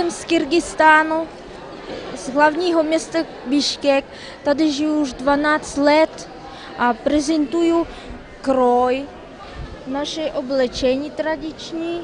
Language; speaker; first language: Czech; non-native, fluent; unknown